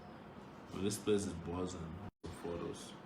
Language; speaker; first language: English; non-native, local second language; Yoruba